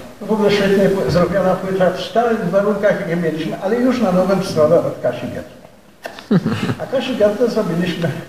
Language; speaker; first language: Polish; native; Polish